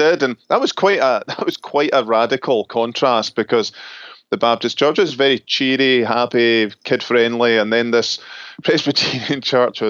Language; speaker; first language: English; native; English